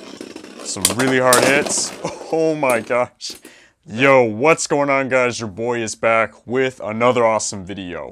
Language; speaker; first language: English; native; English